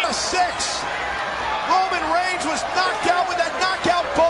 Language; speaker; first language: English; native; English